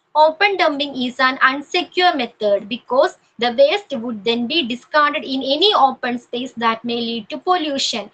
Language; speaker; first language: English; non-native, local second language; Malayalam